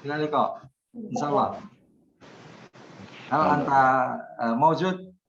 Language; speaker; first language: Arabic; non-native, learner; Indonesian